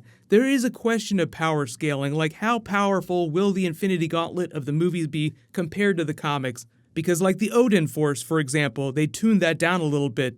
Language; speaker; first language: English; native; English